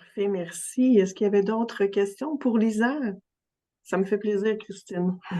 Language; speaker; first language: French; native; French